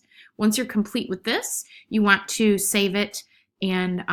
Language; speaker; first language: English; native; English